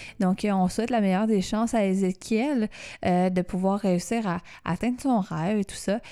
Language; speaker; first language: French; native; French